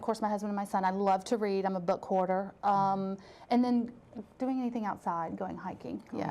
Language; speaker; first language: English; native; English